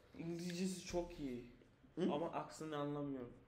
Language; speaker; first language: Turkish; non-native, learner; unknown